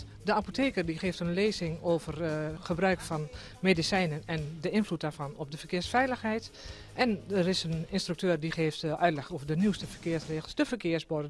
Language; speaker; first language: Dutch; native; Dutch